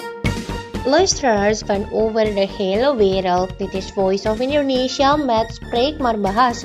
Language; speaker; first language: Dutch; non-native, fluent; Indonesian